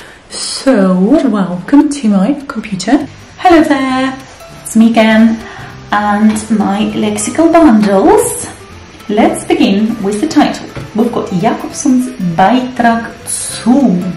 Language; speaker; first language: English; non-native, fluent; Russian